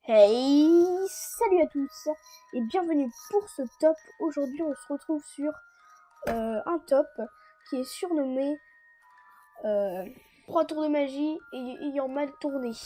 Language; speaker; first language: French; native; French